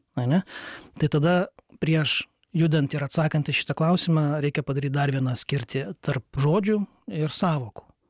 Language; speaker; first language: Lithuanian; native; Lithuanian